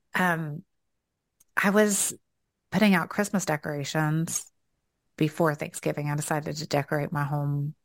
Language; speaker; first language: English; native; English